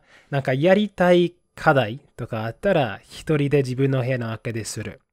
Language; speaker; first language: Japanese; non-native, fluent; English